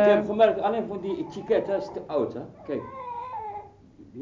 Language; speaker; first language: Dutch; non-native, learner; Arabic